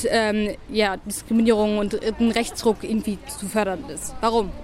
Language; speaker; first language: German; native; German